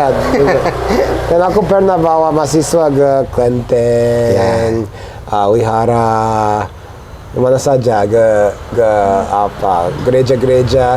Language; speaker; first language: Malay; non-native, fluent; English